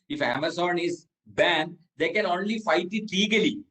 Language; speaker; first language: English; non-native, local second language; Malayalam